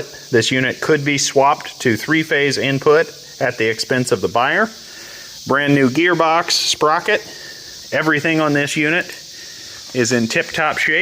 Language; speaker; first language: English; native; English